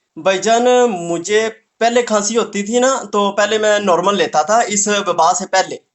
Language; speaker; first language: Urdu; non-native, local second language; Punjabi